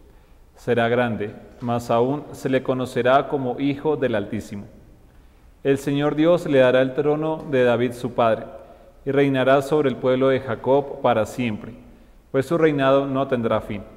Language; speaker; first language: Spanish; native; Spanish